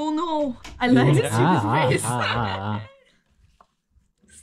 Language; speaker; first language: English; non-native, learner; Russian